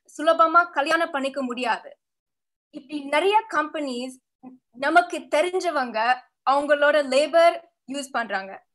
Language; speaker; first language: Tamil; early bilingual, heritage; Tamil